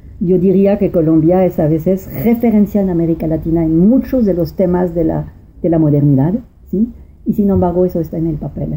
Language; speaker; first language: Spanish; non-native, fluent; French